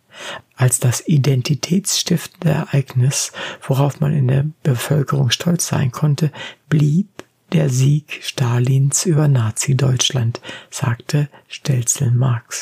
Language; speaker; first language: German; native; German